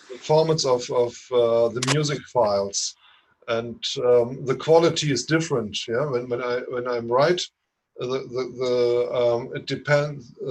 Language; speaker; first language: English; non-native, fluent; German